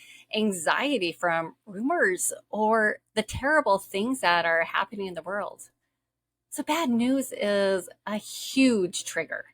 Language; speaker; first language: English; native; English